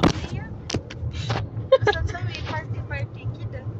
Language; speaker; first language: Arabic; non-native, learner; Filipino